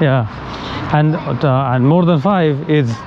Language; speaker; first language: English; non-native, learner; Hindi